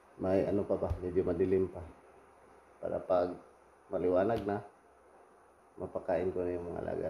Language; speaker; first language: Filipino; non-native, local second language; Cebuano